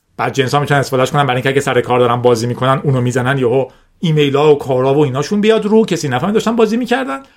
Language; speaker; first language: Persian; non-native, local second language; Azerbaijani